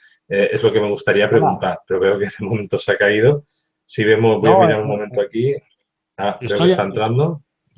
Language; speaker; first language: Spanish; native; Spanish